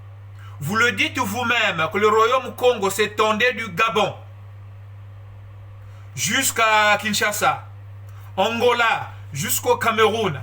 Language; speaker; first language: French; non-native, local second language; Kongo